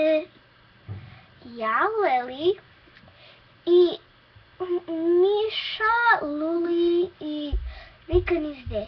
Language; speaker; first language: Russian; early bilingual, heritage; English